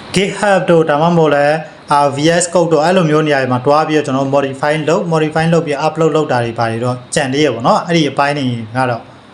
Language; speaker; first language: Burmese; native; Burmese